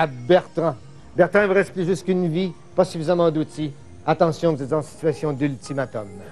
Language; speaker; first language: French; native; French